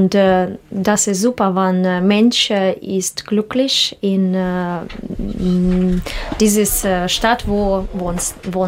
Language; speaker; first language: German; non-native, learner; Russian